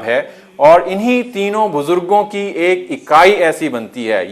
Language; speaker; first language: Urdu; native; Urdu